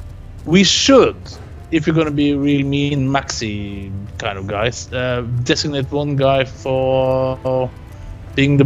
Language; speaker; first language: English; non-native, fluent; Norwegian